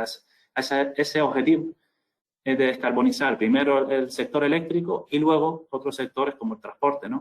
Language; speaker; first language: Spanish; native; Spanish